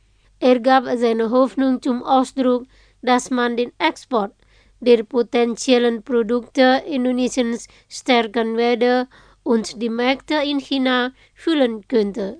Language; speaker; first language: German; non-native, fluent; Indonesian